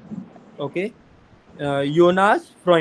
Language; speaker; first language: German; non-native, fluent; Hindi